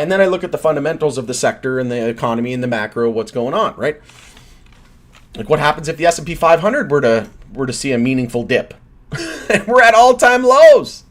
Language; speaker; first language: English; native; English